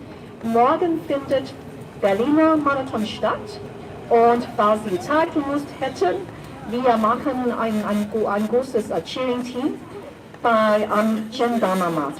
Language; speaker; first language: German; non-native, fluent; Cantonese